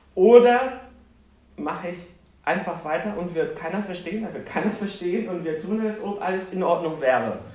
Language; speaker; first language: German; non-native, fluent; Portuguese